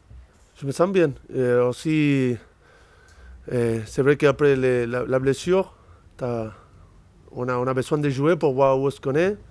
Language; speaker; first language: French; non-native, fluent; Spanish